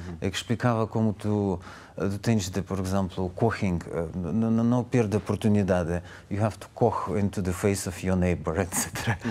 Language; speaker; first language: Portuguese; non-native, learner; Russian